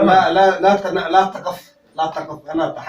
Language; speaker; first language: Arabic; non-native, learner; Somali